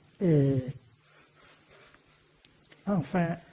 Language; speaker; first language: French; non-native, fluent; Vietnamese